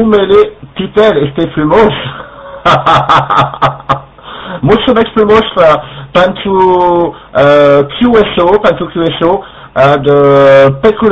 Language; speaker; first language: Romanian; non-native, learner; French